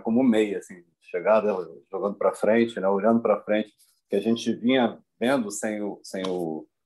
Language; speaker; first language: Portuguese; native; Portuguese